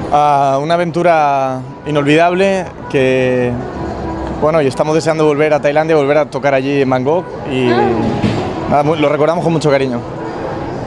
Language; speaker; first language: Spanish; native; Spanish